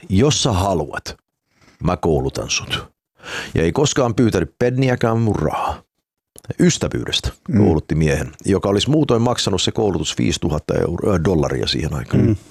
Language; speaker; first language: Finnish; early bilingual, heritage; Finnish